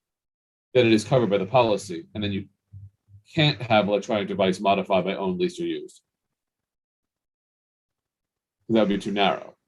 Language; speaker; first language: English; native; English